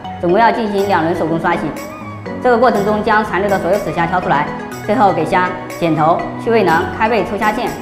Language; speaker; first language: Chinese; native; Chinese